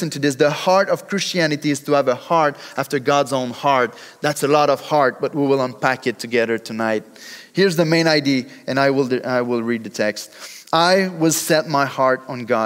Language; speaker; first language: English; non-native, fluent; French